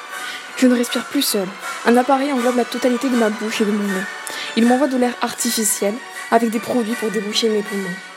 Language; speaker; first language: French; native; French